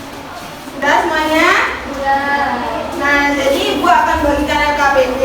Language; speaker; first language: Indonesian; native; Indonesian